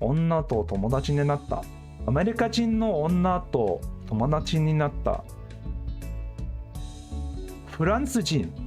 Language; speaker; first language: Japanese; non-native, learner; English